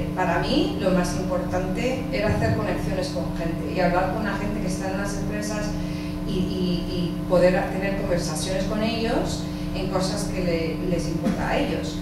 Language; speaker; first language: Spanish; early bilingual, heritage; English